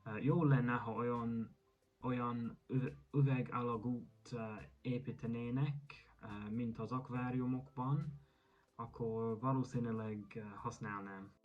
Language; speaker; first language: Hungarian; non-native, learner; English